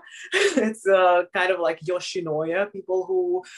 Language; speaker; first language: English; non-native, fluent; Russian